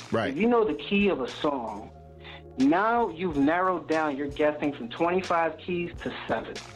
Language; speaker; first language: English; native; English